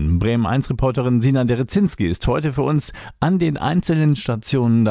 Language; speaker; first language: German; native; German